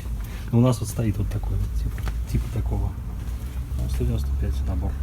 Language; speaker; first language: Russian; native; Russian